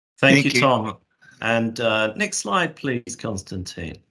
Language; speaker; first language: English; native; English